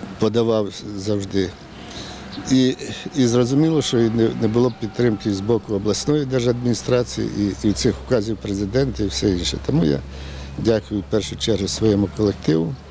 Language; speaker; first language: Ukrainian; native; Ukrainian